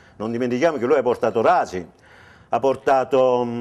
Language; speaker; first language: Italian; native; Italian